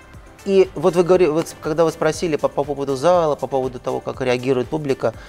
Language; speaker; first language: Russian; non-native, local second language; Armenian